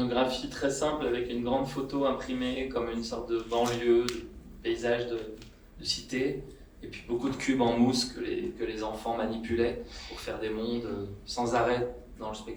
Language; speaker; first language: French; native; French